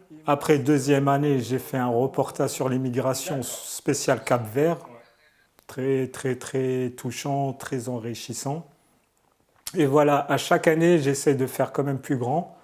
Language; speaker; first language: French; early bilingual, other home language; Arabic